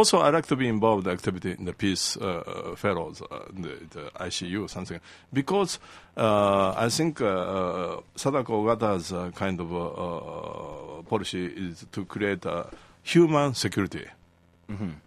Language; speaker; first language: English; non-native, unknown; Japanese